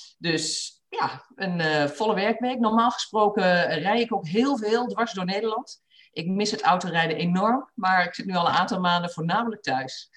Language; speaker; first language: Dutch; native; Dutch